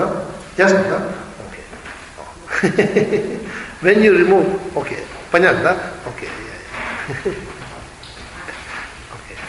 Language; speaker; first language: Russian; non-native, learner; Tibetan